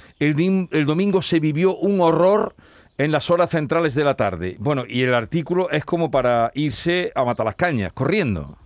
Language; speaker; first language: Spanish; native; Spanish